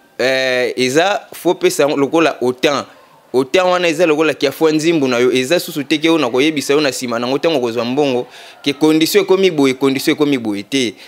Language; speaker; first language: Lingala; non-native, local second language; Kongo